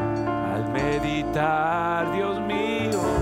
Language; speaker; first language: Spanish; native; Spanish